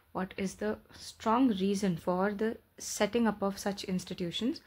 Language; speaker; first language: English; non-native, local second language; Telugu